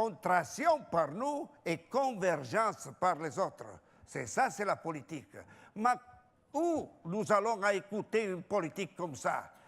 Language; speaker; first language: French; non-native, fluent; Italian